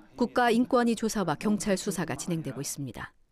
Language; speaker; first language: Korean; native; Korean